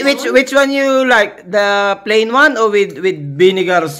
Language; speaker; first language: English; non-native, local second language; Filipino